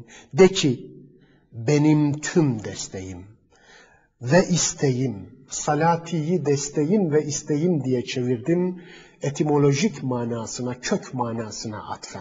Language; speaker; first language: Turkish; native; Turkish